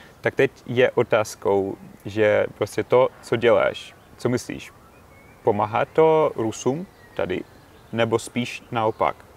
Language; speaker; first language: Czech; non-native, fluent; Russian